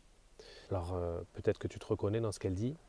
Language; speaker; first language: French; native; French